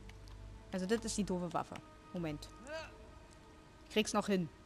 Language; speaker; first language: German; native; German